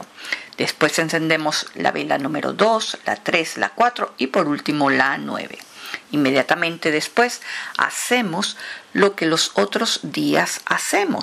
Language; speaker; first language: Spanish; native; Spanish